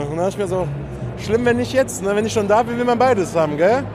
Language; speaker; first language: German; native; German